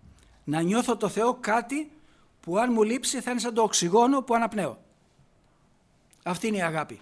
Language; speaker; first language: Greek; native; Greek